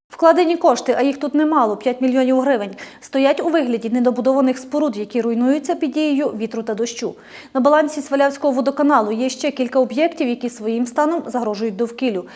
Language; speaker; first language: Ukrainian; native; Ukrainian